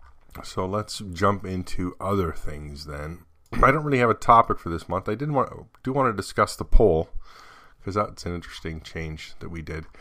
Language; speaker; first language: English; native; English